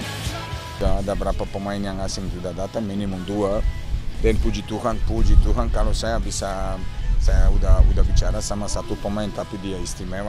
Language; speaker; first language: Indonesian; non-native, fluent; Serbian